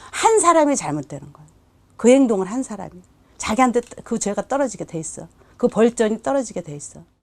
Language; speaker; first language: Korean; native; Korean